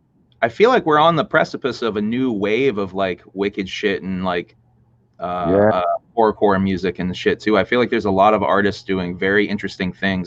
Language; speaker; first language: English; native; English